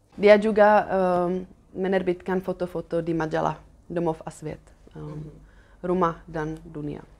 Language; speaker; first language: Indonesian; non-native, fluent; Czech